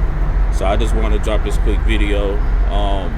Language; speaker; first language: English; native; English